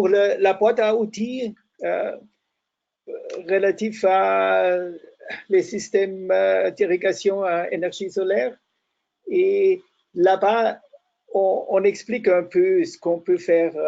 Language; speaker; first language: French; non-native, fluent; German